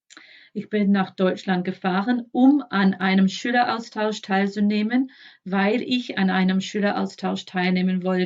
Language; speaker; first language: German; non-native, fluent; English